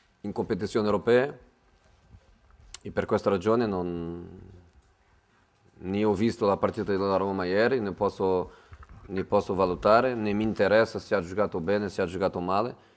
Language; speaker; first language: Italian; non-native, fluent; Portuguese